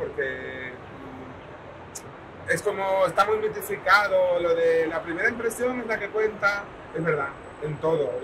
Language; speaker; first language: Spanish; native; Spanish